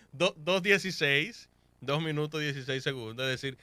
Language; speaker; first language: Spanish; native; Spanish